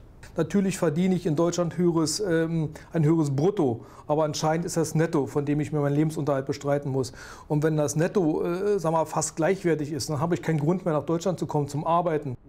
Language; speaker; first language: German; native; German